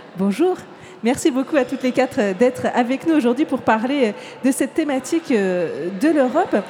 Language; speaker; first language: French; native; French